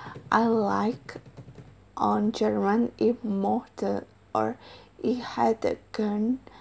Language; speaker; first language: German; non-native, learner; Indonesian